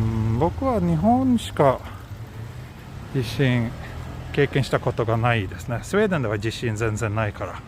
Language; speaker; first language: Japanese; non-native, fluent; Swedish